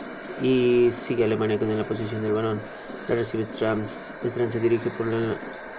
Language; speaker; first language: Spanish; native; Spanish